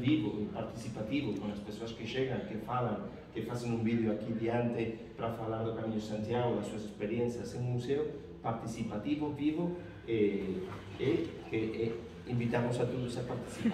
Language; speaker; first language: Portuguese; non-native, fluent; Spanish